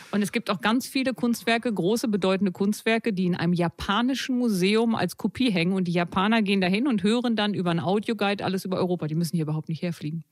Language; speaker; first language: German; native; German